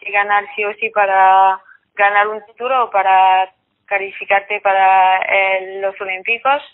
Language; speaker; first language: Spanish; non-native, fluent; French